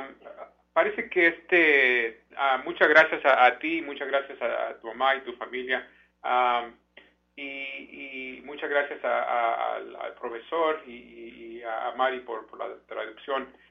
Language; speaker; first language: Spanish; early bilingual, heritage; Spanish